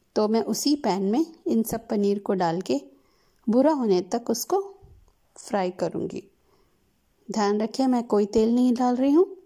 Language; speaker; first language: Hindi; non-native, local second language; Telugu